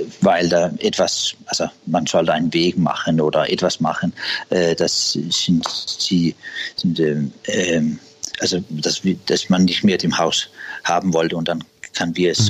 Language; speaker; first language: German; non-native, learner; Danish